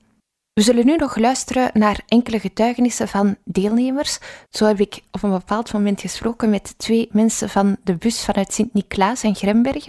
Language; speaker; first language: Dutch; native; Dutch